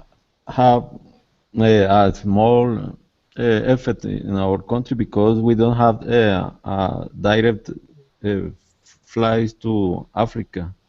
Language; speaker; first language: English; non-native, learner; Spanish